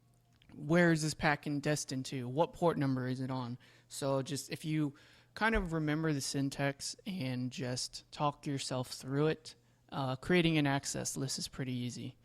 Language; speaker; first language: English; native; English